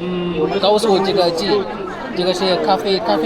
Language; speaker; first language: Chinese; non-native, learner; Amharic